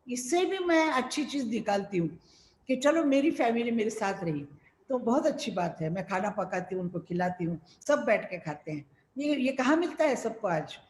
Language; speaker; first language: Hindi; non-native, local second language; Marathi